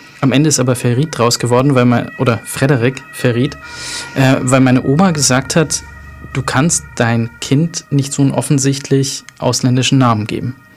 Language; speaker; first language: German; native; German